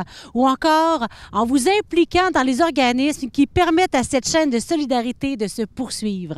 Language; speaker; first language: French; native; French